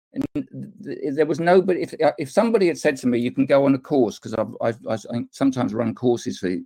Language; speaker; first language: English; native; English